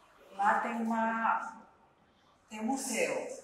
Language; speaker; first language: Portuguese; non-native, learner; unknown